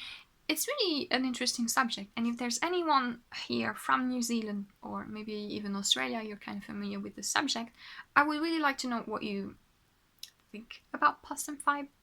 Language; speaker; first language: English; non-native, fluent; French